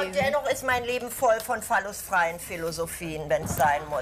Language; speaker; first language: German; native; German